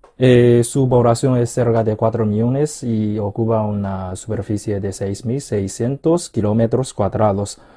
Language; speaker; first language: Spanish; non-native, fluent; Chinese